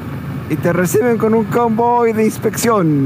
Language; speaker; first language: Spanish; native; Spanish